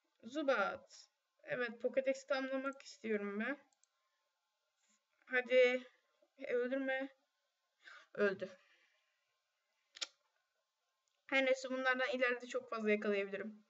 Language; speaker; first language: Turkish; native; Turkish